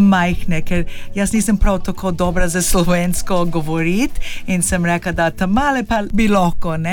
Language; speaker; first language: Slovenian; early bilingual, heritage; Slovenian